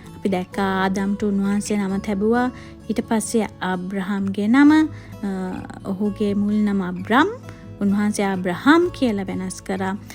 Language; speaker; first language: Sinhala; native; Sinhala